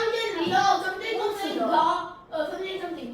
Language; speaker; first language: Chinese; non-native, learner; English